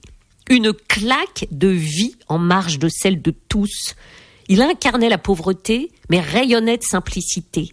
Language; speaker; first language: French; native; French